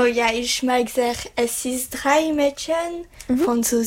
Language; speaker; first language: German; non-native, learner; French